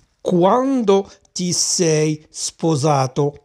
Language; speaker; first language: Italian; non-native, fluent; Arabic